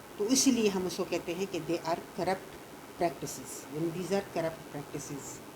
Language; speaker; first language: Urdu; non-native, local second language; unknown